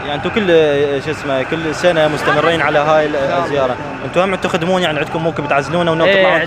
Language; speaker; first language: Arabic; native; Arabic